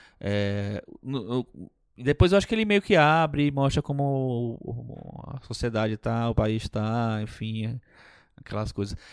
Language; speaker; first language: Portuguese; native; Portuguese